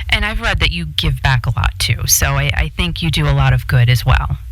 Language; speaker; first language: English; native; English